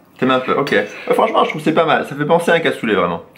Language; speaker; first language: French; native; French